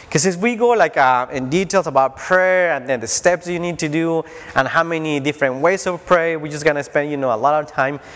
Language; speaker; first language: English; non-native, fluent; Spanish